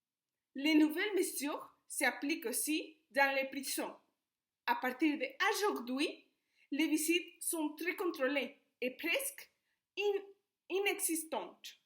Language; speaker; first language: French; non-native, fluent; Spanish